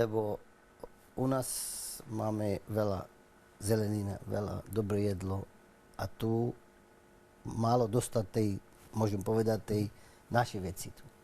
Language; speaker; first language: Slovak; non-native, learner; Arabic